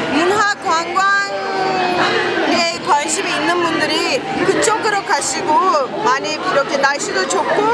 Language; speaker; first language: Korean; non-native, fluent; Turkish